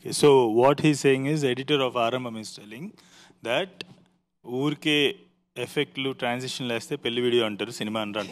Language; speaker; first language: Telugu; native; Telugu